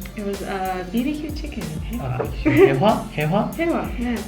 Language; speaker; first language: English; native; English